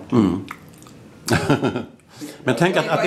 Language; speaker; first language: Swedish; native; Swedish